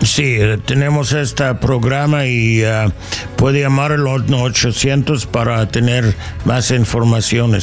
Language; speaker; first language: Spanish; non-native, learner; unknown